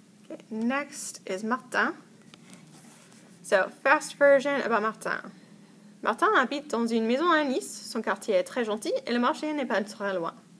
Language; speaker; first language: French; non-native, fluent; English